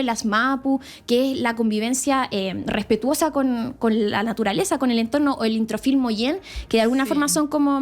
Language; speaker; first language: Spanish; native; Spanish